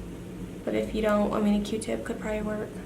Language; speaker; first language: English; native; English